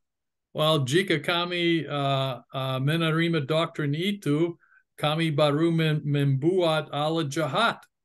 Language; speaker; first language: Indonesian; non-native, fluent; English